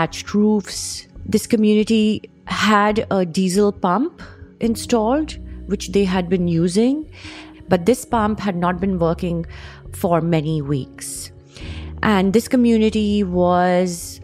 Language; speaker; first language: English; non-native, local second language; Urdu